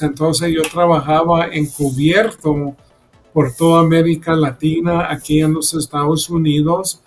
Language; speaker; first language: Spanish; early bilingual, heritage; Spanish